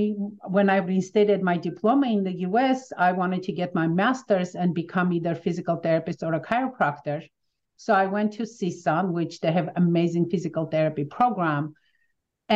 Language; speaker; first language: English; non-native, fluent; Armenian